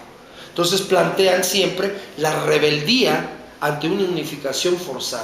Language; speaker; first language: Spanish; native; Spanish